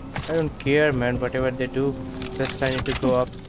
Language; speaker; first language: English; non-native, local second language; Hindi